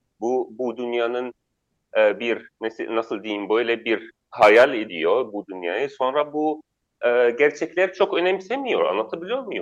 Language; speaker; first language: Turkish; non-native, fluent; Arabic